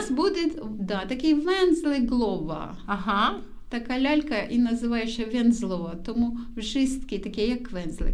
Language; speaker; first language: Polish; non-native, learner; Ukrainian